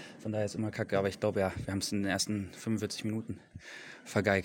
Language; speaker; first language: German; native; German